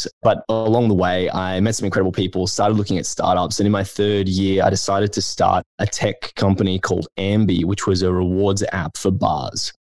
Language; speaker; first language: English; native; English